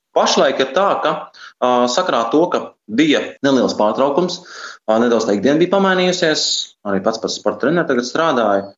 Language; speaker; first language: Latvian; native; Latvian